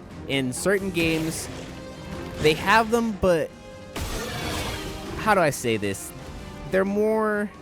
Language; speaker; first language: English; native; English